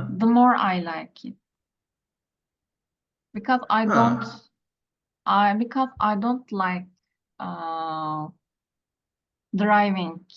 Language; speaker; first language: English; non-native, learner; Turkish